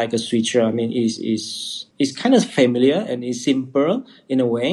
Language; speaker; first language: English; non-native, local second language; Hakka Chinese